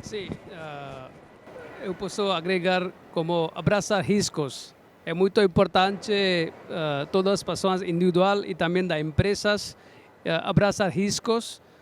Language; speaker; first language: Portuguese; non-native, learner; Hindi